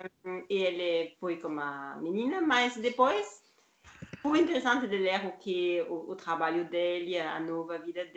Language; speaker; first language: Portuguese; non-native, learner; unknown